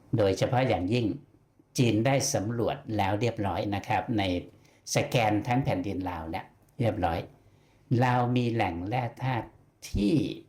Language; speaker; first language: Thai; native; Thai